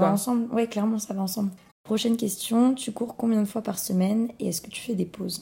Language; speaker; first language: French; native; French